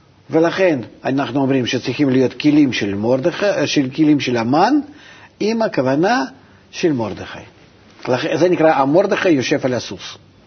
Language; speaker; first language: Hebrew; non-native, fluent; Russian